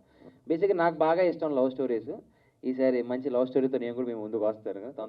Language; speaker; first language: Telugu; native; Telugu